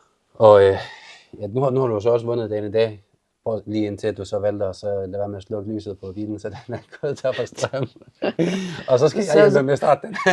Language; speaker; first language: Danish; native; Danish